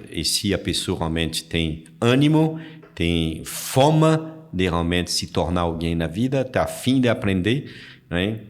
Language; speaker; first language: Portuguese; non-native, fluent; French